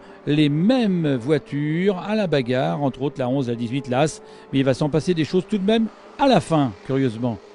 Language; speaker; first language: French; native; French